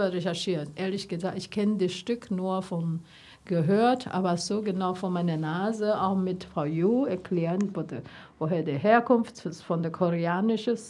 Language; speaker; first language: German; non-native, learner; Chinese